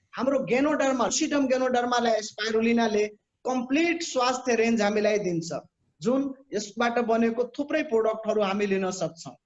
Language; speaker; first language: Nepali; non-native, local second language; Bhojpuri